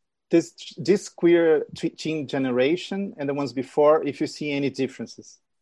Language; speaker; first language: English; non-native, fluent; Portuguese